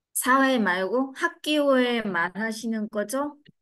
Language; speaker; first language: Korean; non-native, learner; Vietnamese